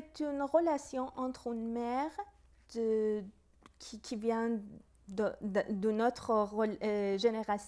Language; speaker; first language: French; non-native, fluent; Persian